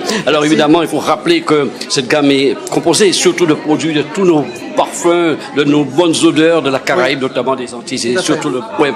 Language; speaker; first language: French; native; French